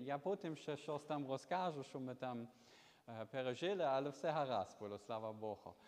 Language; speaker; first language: Ukrainian; non-native, learner; German